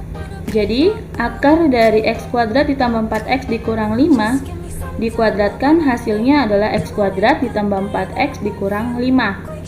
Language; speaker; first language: Indonesian; native; Indonesian